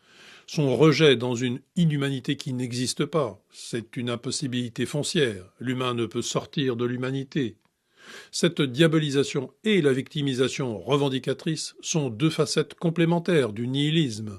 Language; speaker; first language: French; native; French